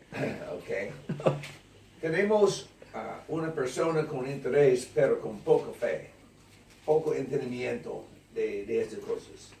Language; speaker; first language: Spanish; non-native, learner; English